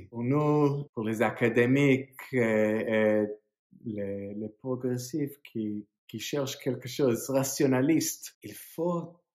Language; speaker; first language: French; non-native, fluent; English